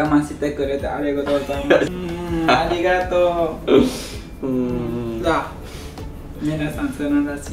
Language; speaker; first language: Japanese; non-native, learner; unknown